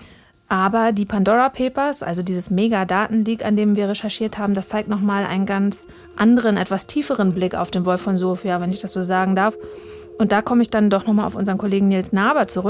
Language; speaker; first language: German; native; German